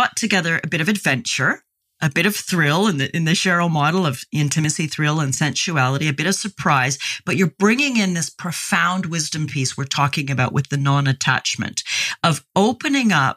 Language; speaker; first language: English; native; English